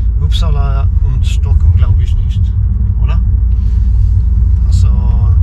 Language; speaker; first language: German; non-native, learner; Swedish